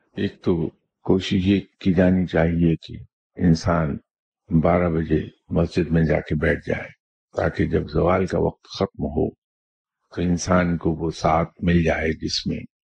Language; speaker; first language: Urdu; native; Urdu